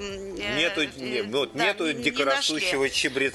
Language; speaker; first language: Russian; native; Russian